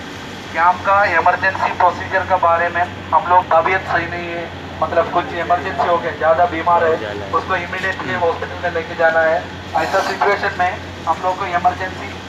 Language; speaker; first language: Hindi; non-native, local second language; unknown